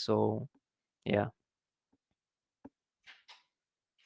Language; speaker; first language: English; non-native, fluent; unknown